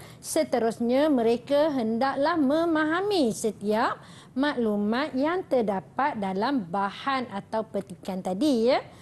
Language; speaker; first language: Malay; native; Malay